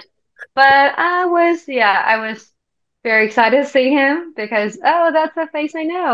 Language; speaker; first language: English; non-native, fluent; Korean